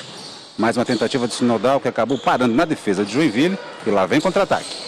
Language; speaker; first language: Portuguese; native; Portuguese